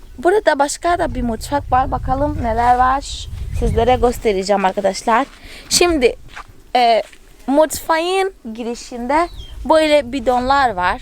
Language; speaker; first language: Turkish; non-native, fluent; Portuguese